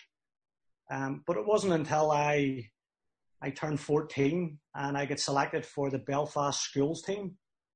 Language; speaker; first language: English; native; English